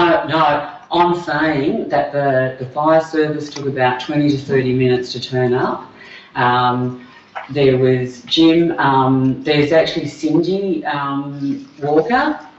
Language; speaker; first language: English; native; English